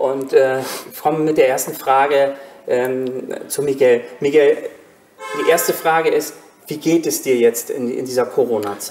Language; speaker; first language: German; native; German